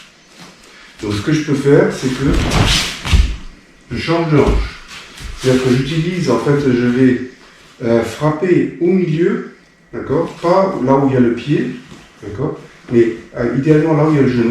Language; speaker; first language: French; native; French